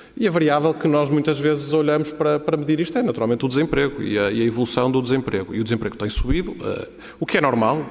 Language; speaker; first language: Portuguese; native; Portuguese